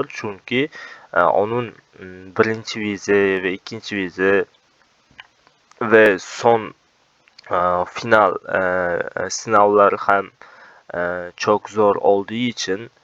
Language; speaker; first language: Turkish; non-native, fluent; Uzbek